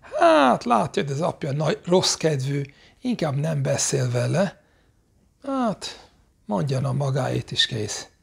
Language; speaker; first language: Hungarian; non-native, fluent; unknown